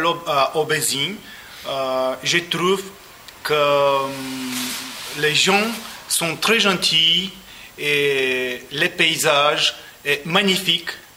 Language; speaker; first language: French; non-native, learner; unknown